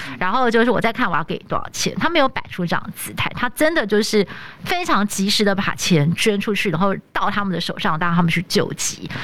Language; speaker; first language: Chinese; native; Chinese